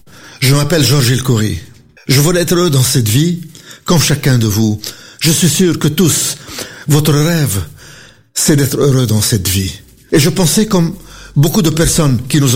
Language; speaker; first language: French; non-native, local second language; Arabic